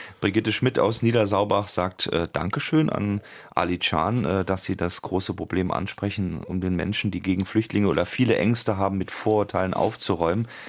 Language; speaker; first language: German; native; German